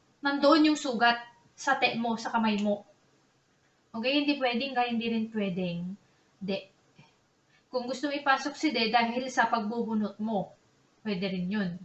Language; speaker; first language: Filipino; native; Filipino